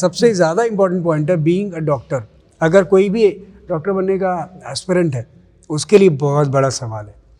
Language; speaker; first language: Hindi; native; Hindi